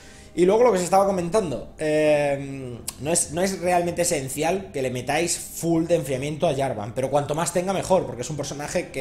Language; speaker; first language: Spanish; native; Spanish